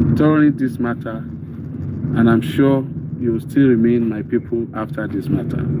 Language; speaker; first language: English; non-native, local second language; Yoruba